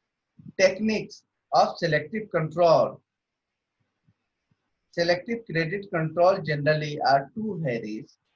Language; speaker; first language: English; non-native, local second language; Hindi